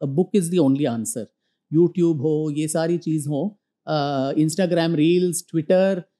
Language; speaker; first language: Hindi; non-native, local second language; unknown